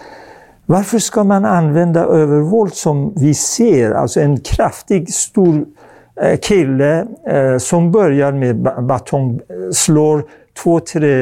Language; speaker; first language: Swedish; non-native, fluent; Persian